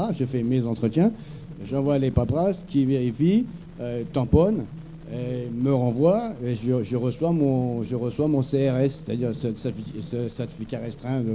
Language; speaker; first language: French; native; French